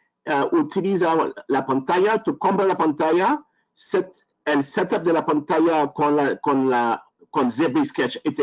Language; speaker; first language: Spanish; non-native, learner; French